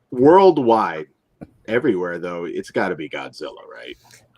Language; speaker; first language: English; native; English